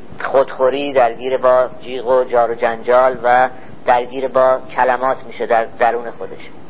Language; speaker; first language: Persian; native; Persian